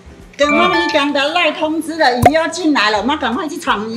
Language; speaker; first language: Chinese; native; Chinese